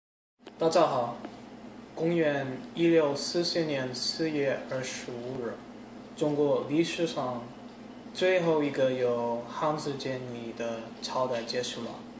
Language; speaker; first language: Chinese; non-native, learner; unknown